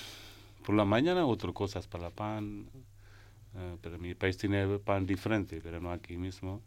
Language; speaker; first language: Spanish; non-native, learner; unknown